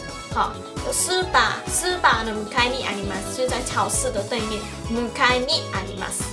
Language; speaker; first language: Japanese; non-native, local second language; Chinese